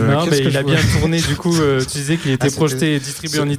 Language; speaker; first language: French; native; French